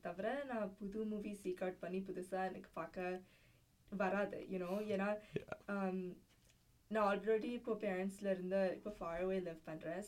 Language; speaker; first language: Tamil; early bilingual, heritage; Tamil